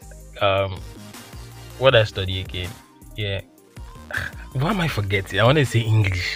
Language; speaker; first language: English; non-native, local second language; Yoruba